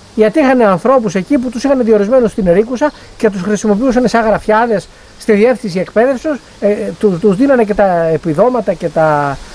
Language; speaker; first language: Greek; native; Greek